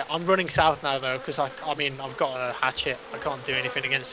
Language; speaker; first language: English; native; English